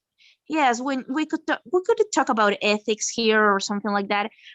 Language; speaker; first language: English; non-native, fluent; Spanish